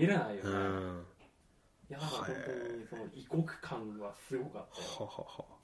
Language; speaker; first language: Japanese; native; Japanese